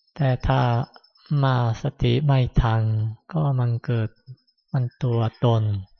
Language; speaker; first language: Thai; non-native, fluent; Japanese